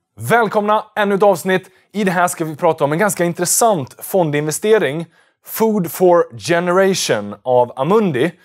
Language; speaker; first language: Swedish; native; Swedish